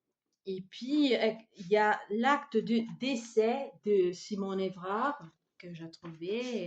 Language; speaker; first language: French; non-native, fluent; Italian